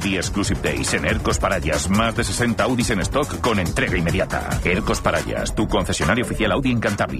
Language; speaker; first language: Spanish; native; Spanish